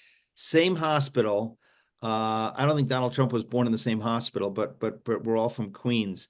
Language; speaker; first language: English; native; English